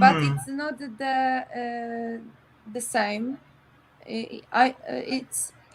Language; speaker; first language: English; non-native, learner; Polish